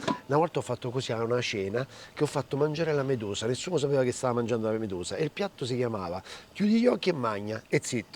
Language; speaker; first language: Italian; native; Italian